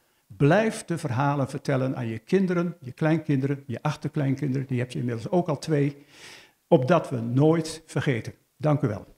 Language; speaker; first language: Dutch; native; Dutch